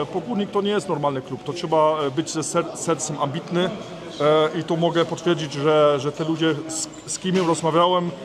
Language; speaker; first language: Polish; early bilingual, heritage; Polish